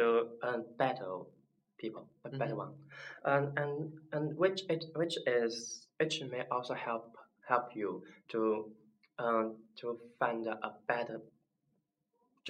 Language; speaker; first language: English; non-native, learner; Chinese